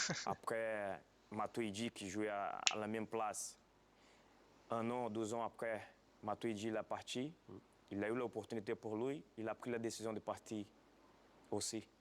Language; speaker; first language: French; non-native, fluent; Portuguese